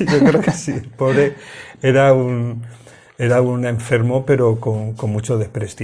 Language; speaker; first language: Spanish; native; Spanish